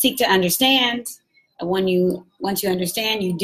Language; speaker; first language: English; native; English